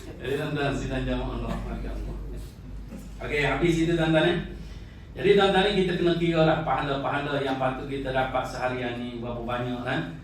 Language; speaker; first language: Malay; native; Malay